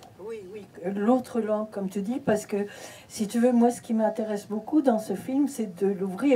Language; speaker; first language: French; early bilingual, heritage; French